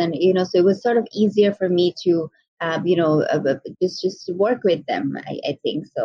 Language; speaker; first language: English; non-native, local second language; Bangla